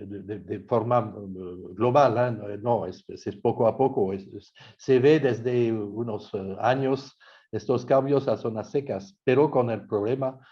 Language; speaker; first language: Spanish; non-native, fluent; French